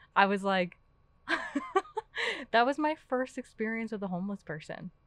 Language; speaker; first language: English; native; English